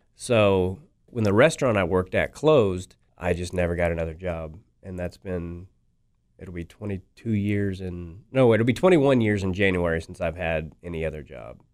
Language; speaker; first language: English; native; English